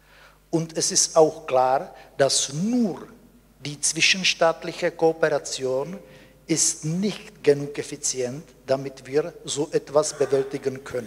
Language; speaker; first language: German; non-native, fluent; Czech